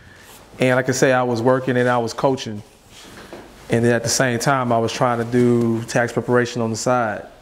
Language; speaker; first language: English; native; English